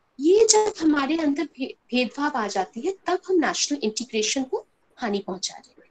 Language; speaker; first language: Hindi; non-native, local second language; Bangla